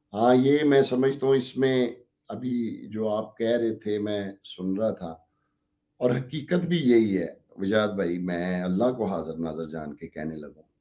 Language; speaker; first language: Urdu; non-native, local second language; Punjabi